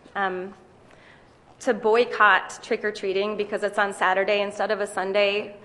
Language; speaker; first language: English; native; English